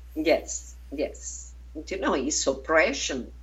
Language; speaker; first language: English; non-native, fluent; Spanish